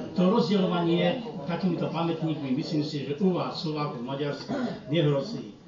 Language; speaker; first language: Slovak; early bilingual, heritage; Slovak